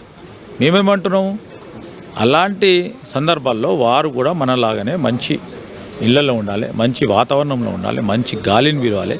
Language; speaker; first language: Telugu; native; Telugu